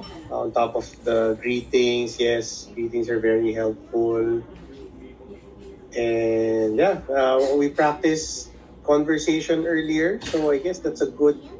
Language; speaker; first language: English; non-native, local second language; Filipino